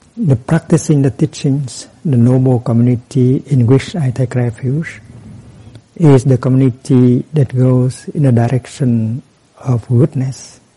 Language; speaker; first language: English; non-native, fluent; Vietnamese